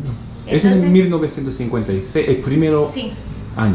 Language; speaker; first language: Spanish; non-native, learner; Japanese